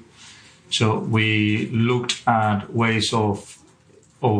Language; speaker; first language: English; non-native, fluent; Spanish